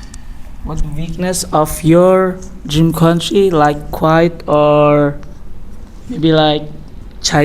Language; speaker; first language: English; non-native, learner; Indonesian